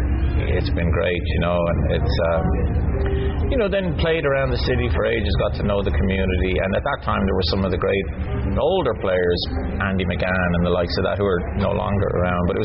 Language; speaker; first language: English; native; English